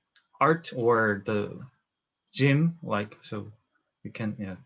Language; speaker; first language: English; non-native, learner; Korean